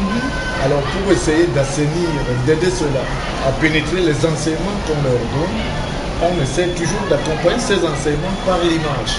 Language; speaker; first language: French; non-native, local second language; Wolof